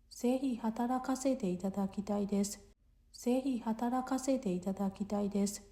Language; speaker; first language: Japanese; non-native, fluent; Burmese